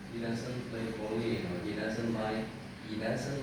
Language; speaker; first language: English; non-native, fluent; Indonesian